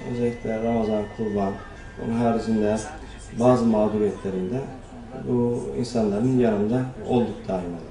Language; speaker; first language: Turkish; native; Turkish